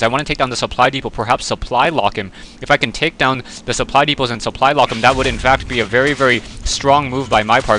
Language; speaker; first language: English; native; English